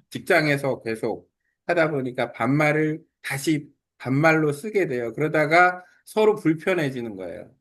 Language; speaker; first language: Korean; native; Korean